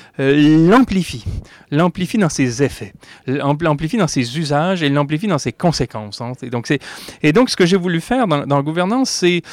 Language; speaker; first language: French; native; French